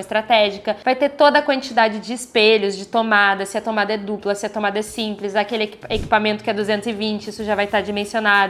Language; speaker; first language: Portuguese; native; Portuguese